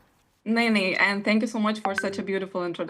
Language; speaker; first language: Hindi; non-native, learner; Lithuanian